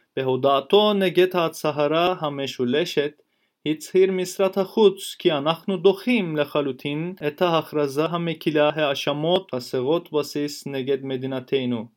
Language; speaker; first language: Hebrew; non-native, fluent; Turkish